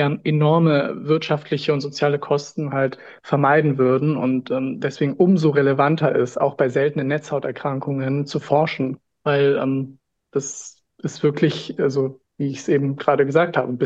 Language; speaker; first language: German; native; German